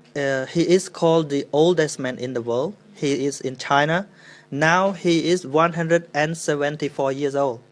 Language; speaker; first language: English; non-native, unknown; Khmer